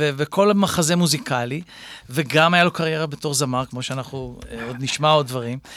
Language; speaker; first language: Hebrew; native; Hebrew